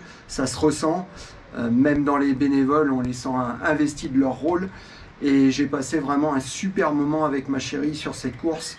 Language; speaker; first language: French; native; French